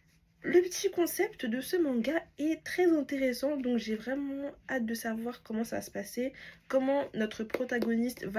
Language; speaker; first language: French; native; French